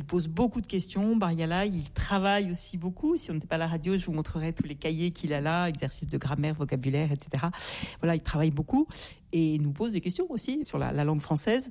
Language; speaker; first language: French; native; French